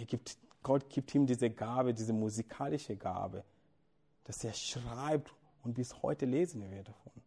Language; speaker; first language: German; non-native, fluent; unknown